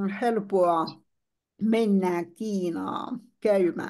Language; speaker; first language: Finnish; non-native, learner; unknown